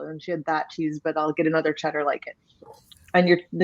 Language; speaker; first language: English; native; English